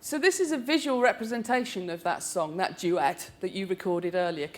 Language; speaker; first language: English; native; English